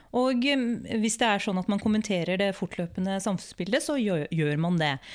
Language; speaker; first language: Norwegian; early bilingual, other home language; Urdu